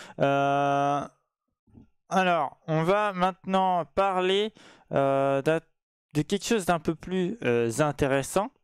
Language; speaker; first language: French; native; French